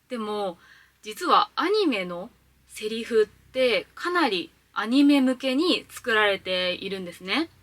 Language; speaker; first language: Japanese; native; Japanese